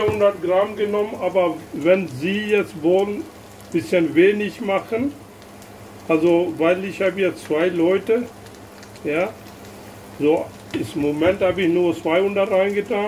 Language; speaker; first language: German; non-native, learner; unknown